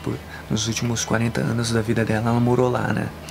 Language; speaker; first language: Portuguese; native; Portuguese